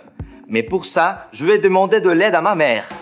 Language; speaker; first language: French; non-native, fluent; Spanish